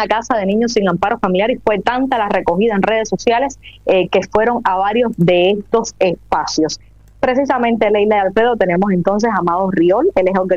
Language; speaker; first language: Spanish; native; Spanish